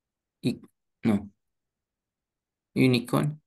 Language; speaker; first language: French; non-native, learner; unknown